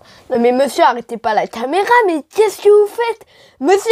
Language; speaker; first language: French; native; French